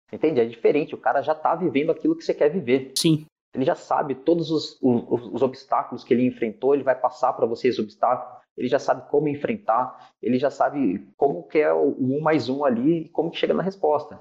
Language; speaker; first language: Portuguese; native; Portuguese